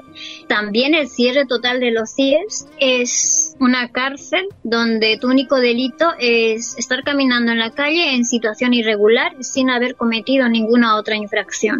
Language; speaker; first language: Spanish; native; Spanish